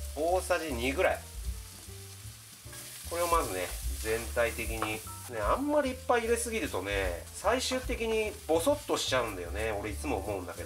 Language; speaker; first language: Japanese; native; Japanese